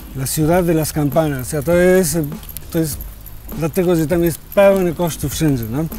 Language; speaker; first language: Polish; non-native, fluent; Spanish